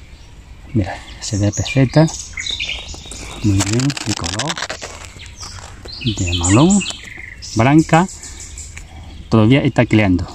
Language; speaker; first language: Spanish; non-native, learner; Chinese